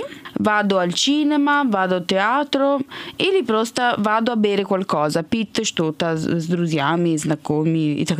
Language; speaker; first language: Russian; non-native, fluent; Italian